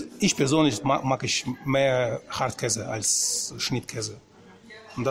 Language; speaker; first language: German; non-native, fluent; Russian